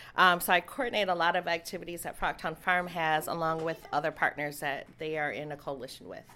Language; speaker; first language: English; native; English